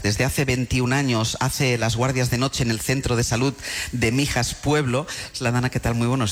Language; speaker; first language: Spanish; native; Spanish